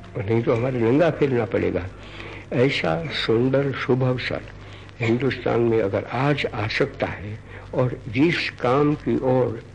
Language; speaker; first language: Hindi; non-native, local second language; Gujarati